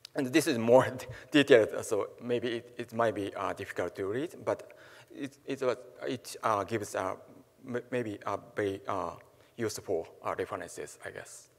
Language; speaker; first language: English; non-native, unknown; Japanese